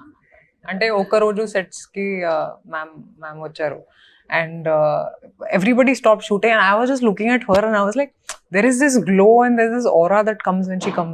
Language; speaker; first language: Telugu; non-native, fluent; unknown